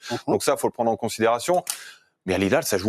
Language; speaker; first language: French; native; French